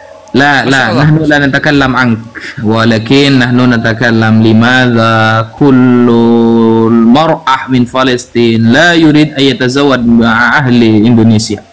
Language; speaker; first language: Arabic; non-native, learner; Indonesian